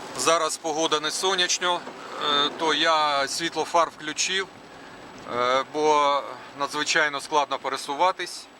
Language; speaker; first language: Ukrainian; non-native, local second language; Russian